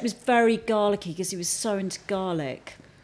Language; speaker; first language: English; native; English